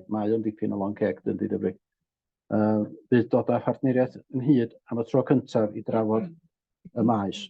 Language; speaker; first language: Welsh; native; Welsh